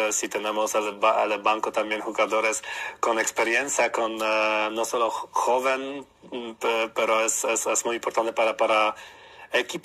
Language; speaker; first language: Spanish; non-native, learner; Polish